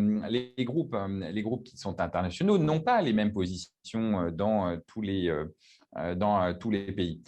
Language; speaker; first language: French; native; French